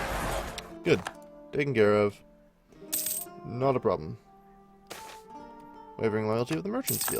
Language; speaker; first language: English; native; English